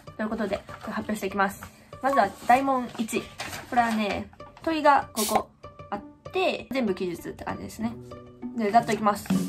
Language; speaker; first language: Japanese; native; Japanese